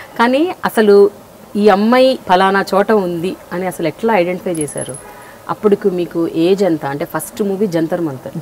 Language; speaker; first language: Telugu; native; Telugu